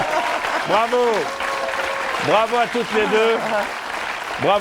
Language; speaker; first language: French; native; French